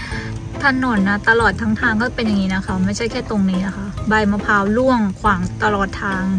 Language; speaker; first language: Thai; native; Thai